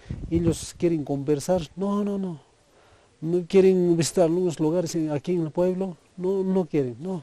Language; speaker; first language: Spanish; non-native, local second language; Quechua